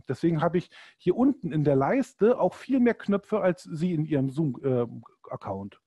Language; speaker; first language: German; native; German